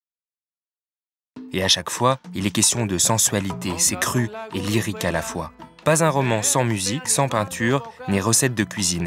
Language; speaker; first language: French; native; French